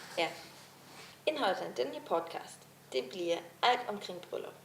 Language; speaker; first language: Danish; non-native, fluent; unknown